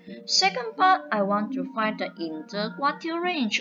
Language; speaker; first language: English; non-native, local second language; Chinese